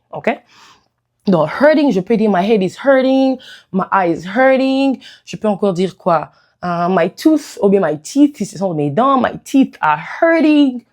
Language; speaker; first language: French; non-native, local second language; Lingala